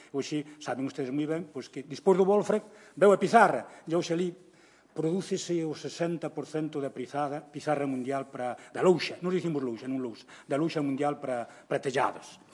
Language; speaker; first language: Galician; native; Galician